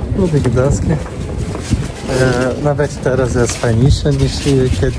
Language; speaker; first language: Polish; non-native, learner; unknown